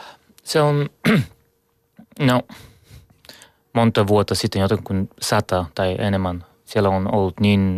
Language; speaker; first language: Finnish; non-native, learner; Bulgarian